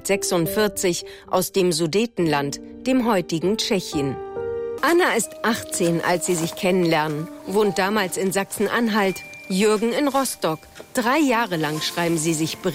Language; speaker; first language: German; native; German